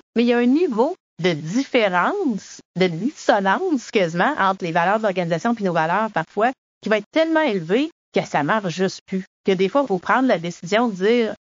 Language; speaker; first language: French; native; French